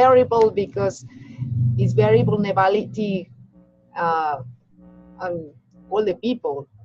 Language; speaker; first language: English; non-native, learner; Spanish